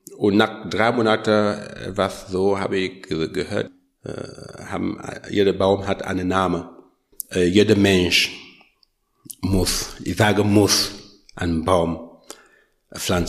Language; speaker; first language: German; non-native, learner; French